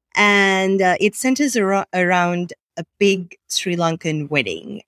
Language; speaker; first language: English; non-native, local second language; Sinhala